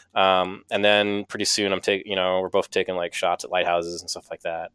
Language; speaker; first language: English; native; English